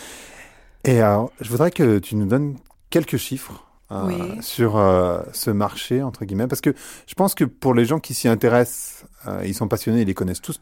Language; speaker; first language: French; native; French